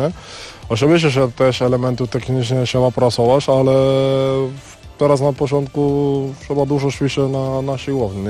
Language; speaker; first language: Polish; non-native, learner; Spanish